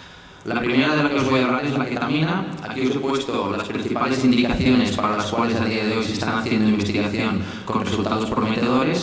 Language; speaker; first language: Spanish; native; Spanish